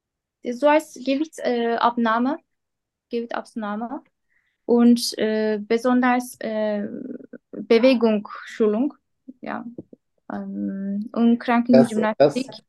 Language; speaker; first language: German; non-native, learner; Turkish